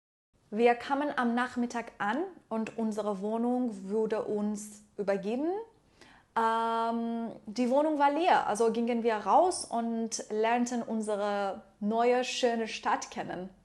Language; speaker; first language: German; non-native, fluent; Persian